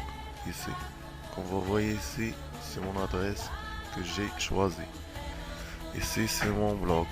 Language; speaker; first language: French; non-native, local second language; Arabic